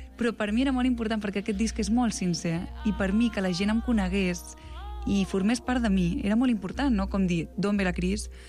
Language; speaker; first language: Catalan; native; Catalan